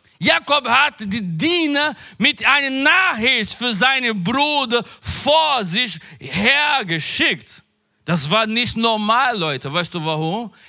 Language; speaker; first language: German; non-native, learner; Portuguese